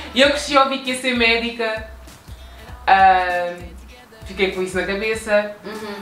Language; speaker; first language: Portuguese; native; Portuguese